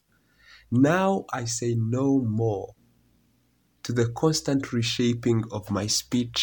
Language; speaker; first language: English; non-native, local second language; Kinyarwanda